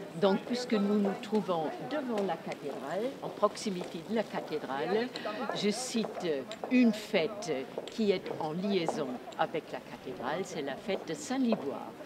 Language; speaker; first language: French; non-native, fluent; German